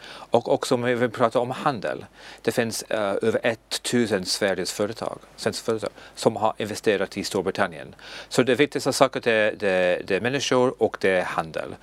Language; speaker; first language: Swedish; non-native, learner; English